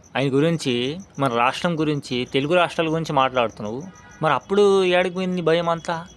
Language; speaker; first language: Telugu; non-native, local second language; Urdu